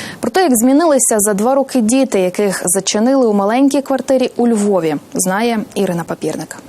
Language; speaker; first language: Ukrainian; native; Ukrainian